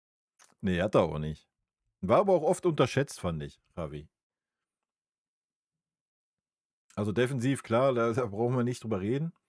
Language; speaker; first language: German; native; German